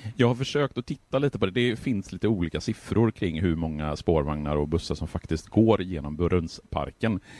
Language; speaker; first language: Swedish; native; Swedish